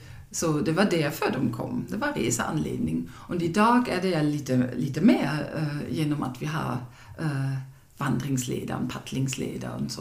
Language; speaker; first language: Swedish; non-native, fluent; German